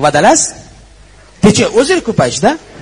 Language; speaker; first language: Russian; non-native, learner; Uzbek